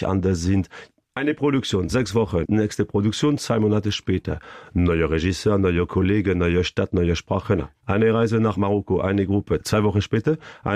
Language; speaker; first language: German; non-native, fluent; French